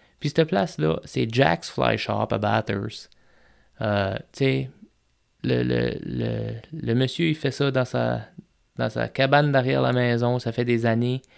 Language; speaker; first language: French; native; French